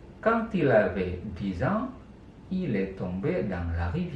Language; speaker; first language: French; non-native, fluent; Indonesian